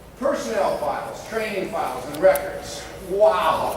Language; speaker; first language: English; native; English